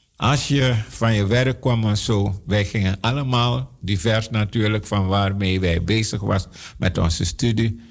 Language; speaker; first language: Dutch; non-native, local second language; Sranan Tongo